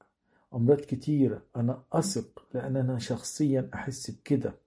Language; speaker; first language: Arabic; native; Arabic